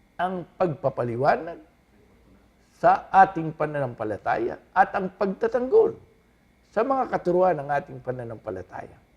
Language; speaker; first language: Filipino; native; Filipino